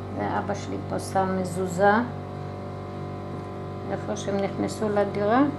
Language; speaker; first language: Hebrew; early bilingual, other home language; German